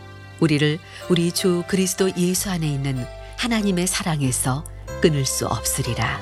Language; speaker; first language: Korean; native; Korean